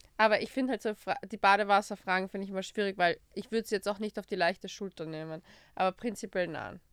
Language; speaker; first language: German; early bilingual, other home language; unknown